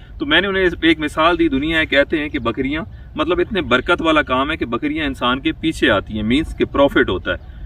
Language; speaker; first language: Hindi; non-native, local second language; Punjabi